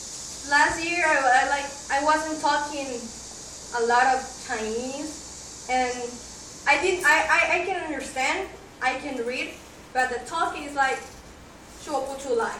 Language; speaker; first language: English; non-native, fluent; Spanish